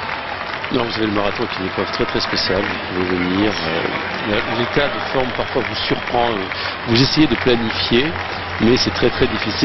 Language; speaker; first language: French; native; French